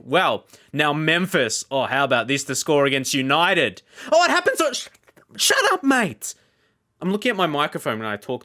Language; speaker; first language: English; native; English